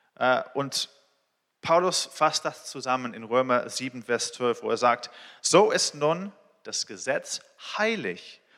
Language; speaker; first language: German; non-native, fluent; English